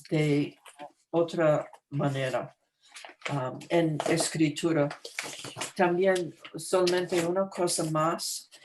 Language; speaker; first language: Spanish; non-native, fluent; English